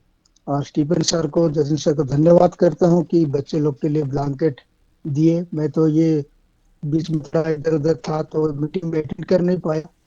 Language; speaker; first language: Hindi; non-native, local second language; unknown